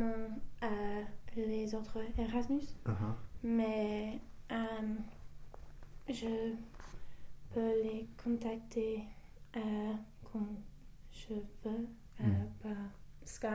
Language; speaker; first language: French; non-native, learner; English